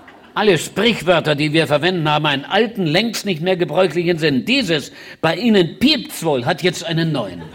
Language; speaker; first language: German; native; German